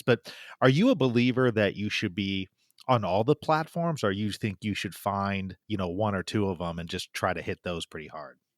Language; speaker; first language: English; native; English